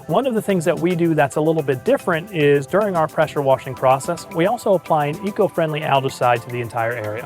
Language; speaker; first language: English; native; English